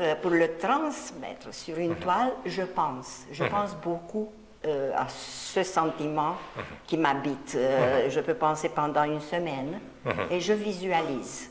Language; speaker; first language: French; non-native, fluent; Romanian